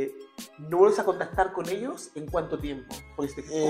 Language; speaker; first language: Spanish; native; Spanish